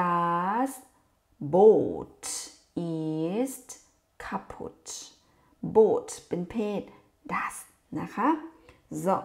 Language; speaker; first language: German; non-native, fluent; Thai